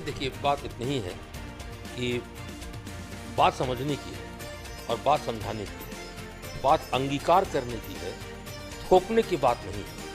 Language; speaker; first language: Hindi; non-native, local second language; Bangla